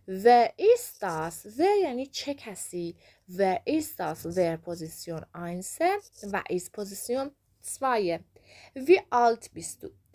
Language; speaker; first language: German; non-native, fluent; Persian